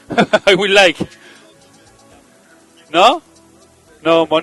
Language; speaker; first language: English; non-native, learner; Spanish